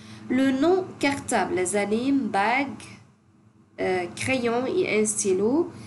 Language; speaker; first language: French; non-native, fluent; Arabic